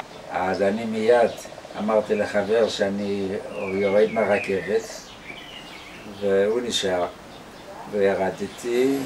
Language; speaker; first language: Hebrew; non-native, fluent; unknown